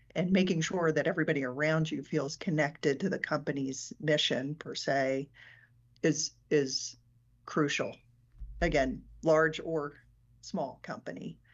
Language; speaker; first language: English; native; English